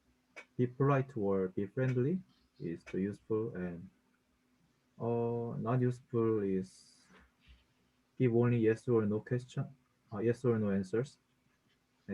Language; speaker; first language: English; non-native, learner; Korean